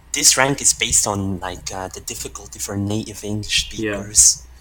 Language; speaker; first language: English; non-native, fluent; Estonian